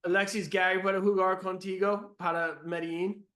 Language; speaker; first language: Spanish; non-native, learner; English